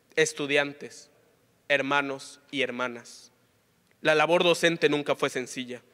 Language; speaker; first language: Spanish; native; Spanish